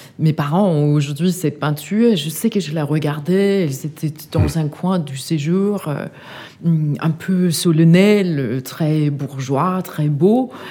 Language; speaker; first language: French; non-native, fluent; Danish